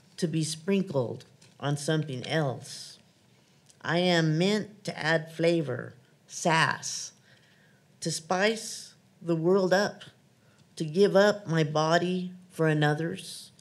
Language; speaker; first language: English; native; English